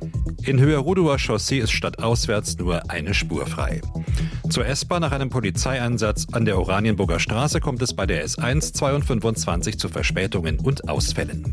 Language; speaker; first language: German; native; German